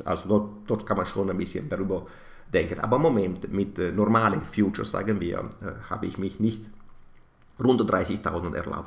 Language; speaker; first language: German; non-native, fluent; Italian